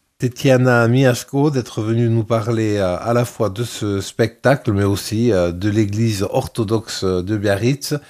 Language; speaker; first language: French; native; French